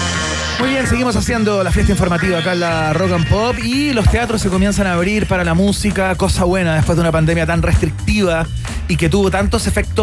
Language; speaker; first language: Spanish; native; Spanish